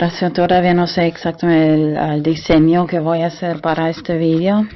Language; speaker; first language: Spanish; non-native, fluent; German